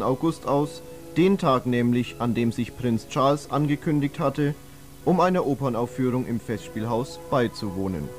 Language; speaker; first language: German; native; German